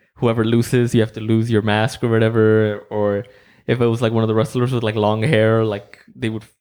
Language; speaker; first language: English; non-native, fluent; Spanish